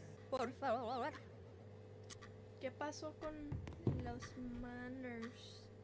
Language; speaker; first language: Spanish; early bilingual, heritage; Spanish